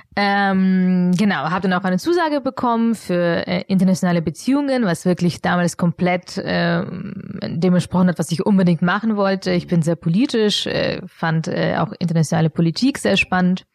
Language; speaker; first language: German; early bilingual, other home language; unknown